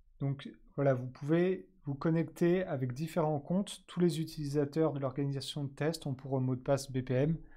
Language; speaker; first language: French; native; French